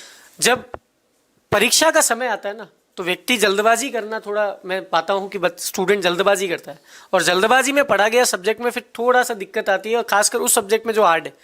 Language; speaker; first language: Hindi; native; Hindi